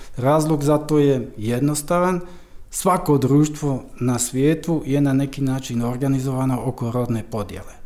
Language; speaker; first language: Croatian; non-native, fluent; Dutch